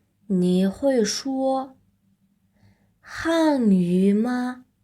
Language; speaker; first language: Chinese; non-native, fluent; Mongolian